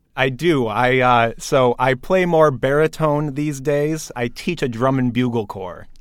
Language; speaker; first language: English; native; English